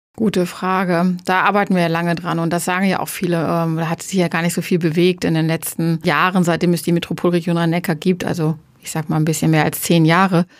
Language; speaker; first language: German; native; German